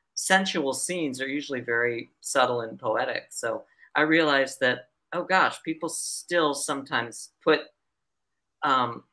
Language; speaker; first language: English; native; English